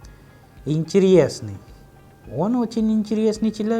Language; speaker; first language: Russian; non-native, fluent; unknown